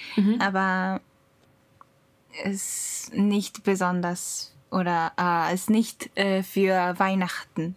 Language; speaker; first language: German; non-native, learner; Japanese